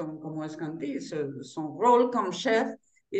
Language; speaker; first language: French; non-native, learner; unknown